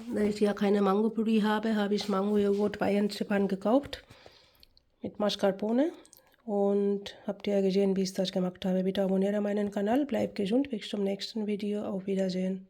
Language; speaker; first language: German; non-native, learner; Bangla